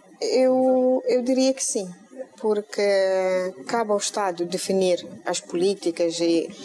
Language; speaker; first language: Portuguese; non-native, local second language; Kabuverdianu